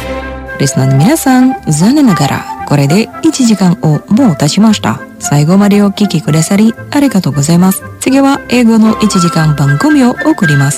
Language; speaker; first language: Japanese; non-native, fluent; Indonesian